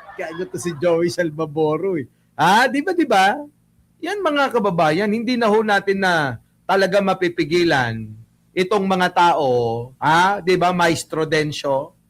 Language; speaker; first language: Filipino; native; Filipino